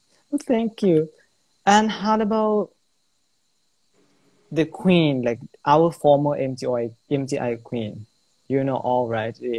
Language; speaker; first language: English; non-native, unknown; Thai